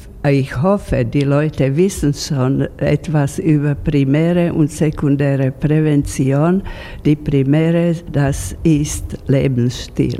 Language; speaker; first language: German; non-native, fluent; Slovak